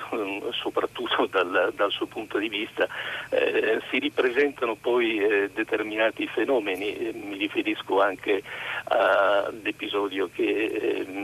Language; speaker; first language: Italian; native; Italian